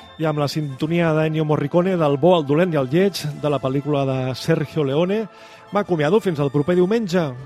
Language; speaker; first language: Catalan; native; Catalan